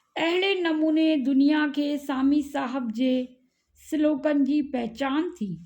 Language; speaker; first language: Sindhi; early bilingual, heritage; Sindhi